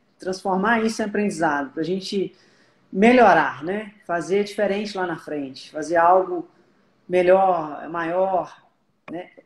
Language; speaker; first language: Portuguese; native; Portuguese